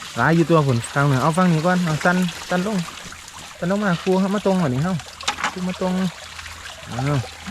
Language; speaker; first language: Thai; native; Thai